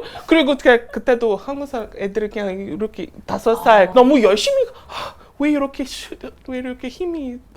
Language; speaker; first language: Korean; non-native, fluent; English